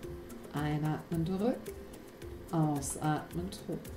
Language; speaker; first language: German; native; German